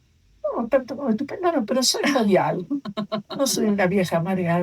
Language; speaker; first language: Spanish; native; Spanish